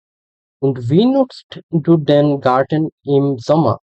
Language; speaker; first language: German; non-native, fluent; Bangla